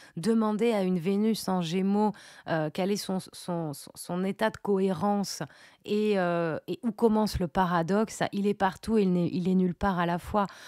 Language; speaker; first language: French; native; French